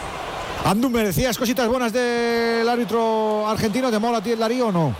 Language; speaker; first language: Spanish; native; Spanish